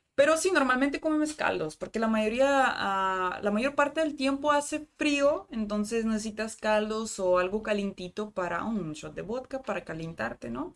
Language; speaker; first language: Spanish; non-native, fluent; Russian